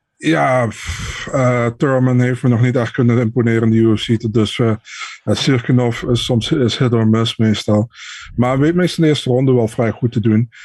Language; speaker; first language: Dutch; native; Dutch